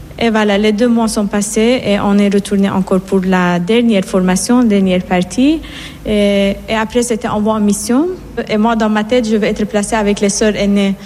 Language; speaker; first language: French; non-native, fluent; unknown